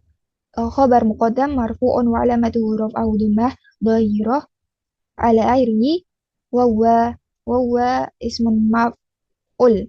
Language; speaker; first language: Arabic; non-native, learner; Indonesian